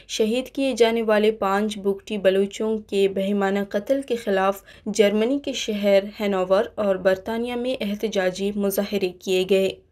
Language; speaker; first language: Urdu; non-native, local second language; Baluchi